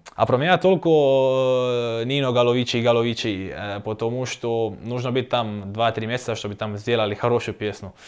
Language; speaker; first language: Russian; non-native, learner; Croatian